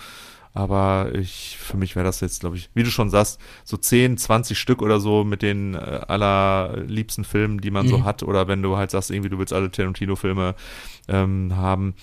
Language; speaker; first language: German; native; German